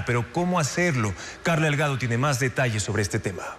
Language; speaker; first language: Spanish; native; Spanish